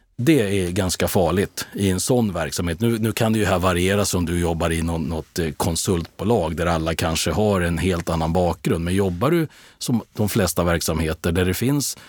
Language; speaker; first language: Swedish; native; Swedish